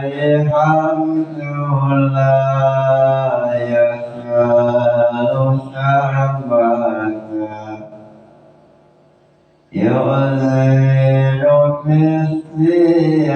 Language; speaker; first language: Arabic; non-native, fluent; Javanese